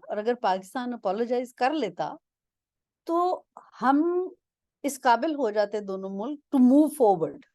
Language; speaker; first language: Urdu; non-native, local second language; Punjabi